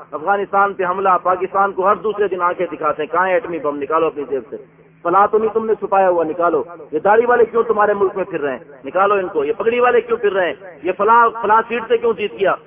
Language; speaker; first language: Urdu; non-native, local second language; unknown